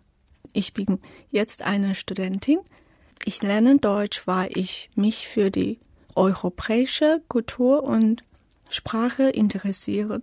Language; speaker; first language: German; non-native, learner; Chinese